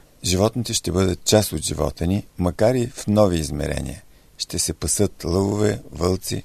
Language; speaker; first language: Bulgarian; native; Bulgarian